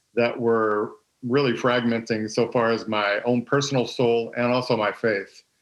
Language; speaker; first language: English; native; English